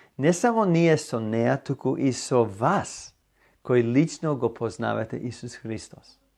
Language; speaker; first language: Macedonian; non-native, fluent; English